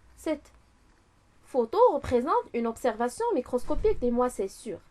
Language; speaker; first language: French; non-native, local second language; Arabic